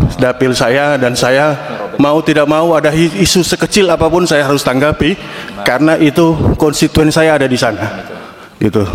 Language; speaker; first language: Indonesian; native; Indonesian